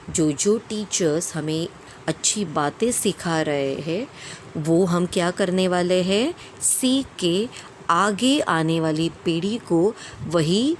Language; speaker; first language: Hindi; non-native, local second language; Marathi